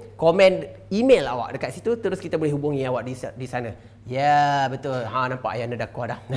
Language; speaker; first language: Malay; native; Malay